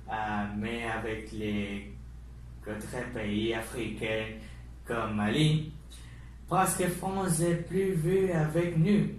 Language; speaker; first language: French; non-native, learner; Spanish